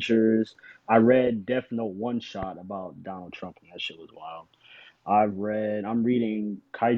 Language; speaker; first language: English; native; English